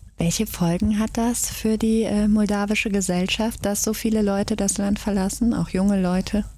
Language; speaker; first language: German; native; German